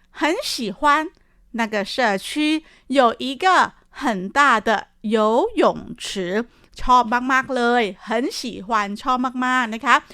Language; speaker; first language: Chinese; non-native, fluent; Thai